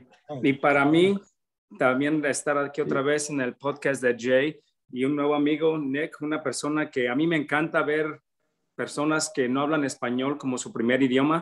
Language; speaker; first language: Spanish; early bilingual, other home language; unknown